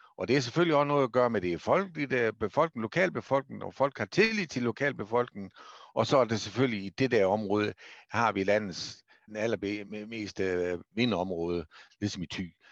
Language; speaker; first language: Danish; native; Danish